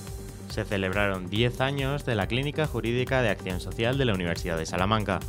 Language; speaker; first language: Spanish; native; Spanish